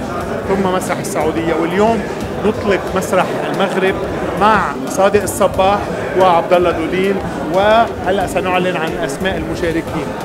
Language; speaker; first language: Arabic; native; Arabic